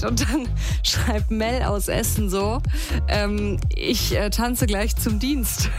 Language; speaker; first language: German; native; German